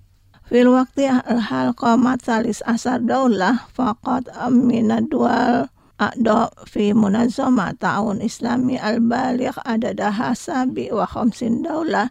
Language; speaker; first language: Arabic; non-native, fluent; Indonesian